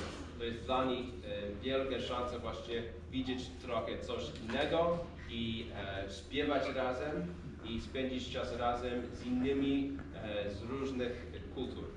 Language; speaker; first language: Polish; non-native, fluent; English